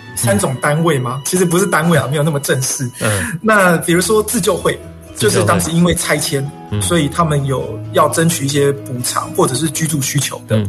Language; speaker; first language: Chinese; native; Chinese